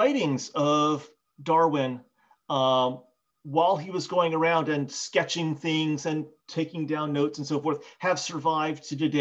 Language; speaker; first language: English; native; English